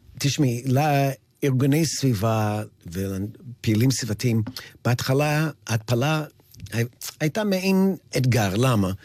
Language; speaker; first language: Hebrew; non-native, fluent; English